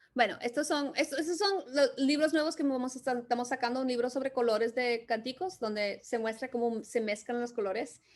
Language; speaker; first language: Spanish; early bilingual, other home language; English